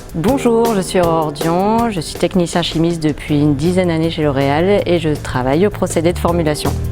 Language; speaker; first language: French; native; French